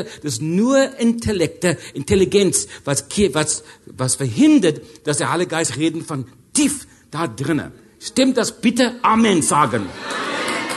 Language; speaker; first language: German; non-native, learner; English